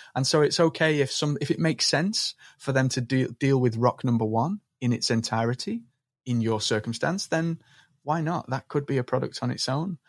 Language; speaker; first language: English; native; English